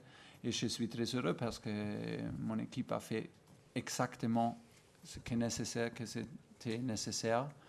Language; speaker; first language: French; non-native, fluent; German